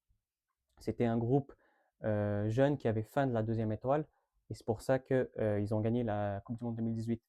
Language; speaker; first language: French; native; French